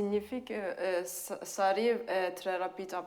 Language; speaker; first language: French; non-native, fluent; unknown